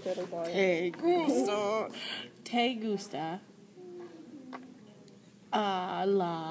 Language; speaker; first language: Spanish; non-native, learner; English